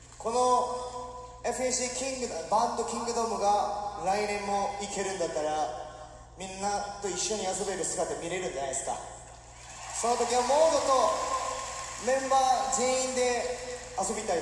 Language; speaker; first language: Japanese; non-native, fluent; Korean